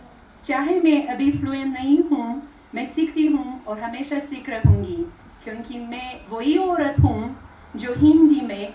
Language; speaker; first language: Hindi; non-native, fluent; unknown